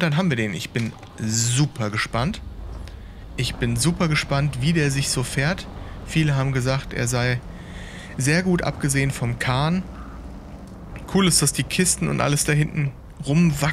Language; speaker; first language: German; native; German